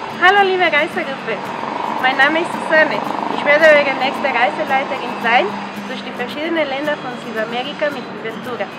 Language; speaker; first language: German; non-native, fluent; Spanish